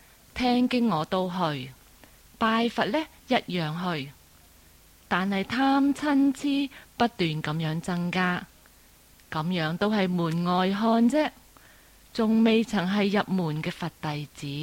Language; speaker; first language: Cantonese; native; Cantonese